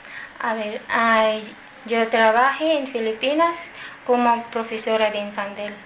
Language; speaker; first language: Spanish; non-native, learner; Filipino